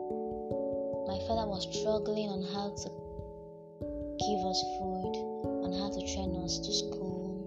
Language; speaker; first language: English; non-native, local second language; Igbo